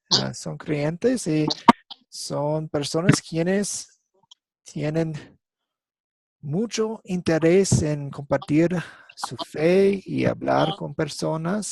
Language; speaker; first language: Spanish; non-native, fluent; English